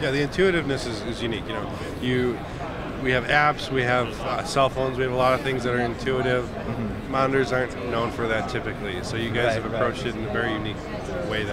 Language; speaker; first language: English; native; English